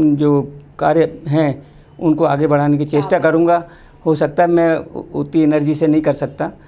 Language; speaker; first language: Hindi; native; Hindi